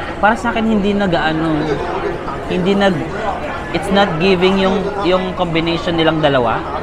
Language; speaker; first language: Filipino; native; Filipino